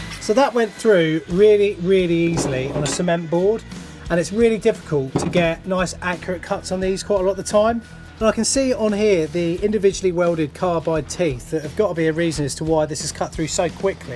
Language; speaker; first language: English; native; English